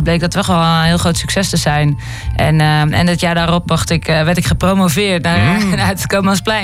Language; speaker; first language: Dutch; native; Dutch